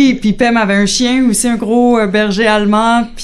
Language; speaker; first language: French; native; French